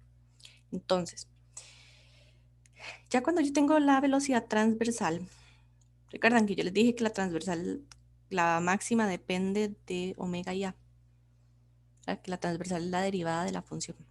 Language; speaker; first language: Spanish; native; Spanish